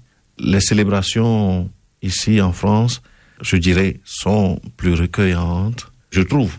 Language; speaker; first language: French; non-native, local second language; Ewe